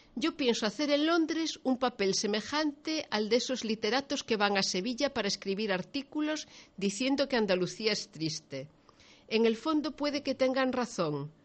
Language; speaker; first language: Spanish; non-native, local second language; Galician